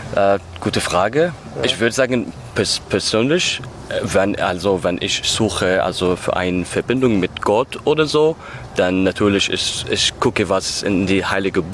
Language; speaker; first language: German; non-native, learner; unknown